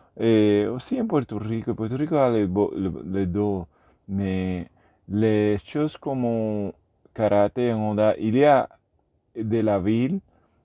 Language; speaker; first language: French; non-native, learner; Spanish